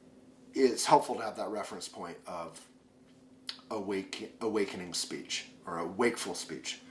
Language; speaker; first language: English; native; English